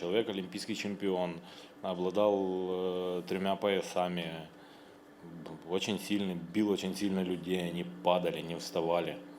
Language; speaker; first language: Russian; native; Russian